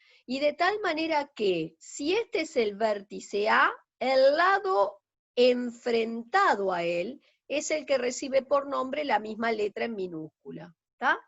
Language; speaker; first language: Spanish; native; Spanish